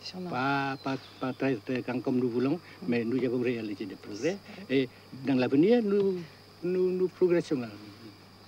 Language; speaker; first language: French; non-native, local second language; Vietnamese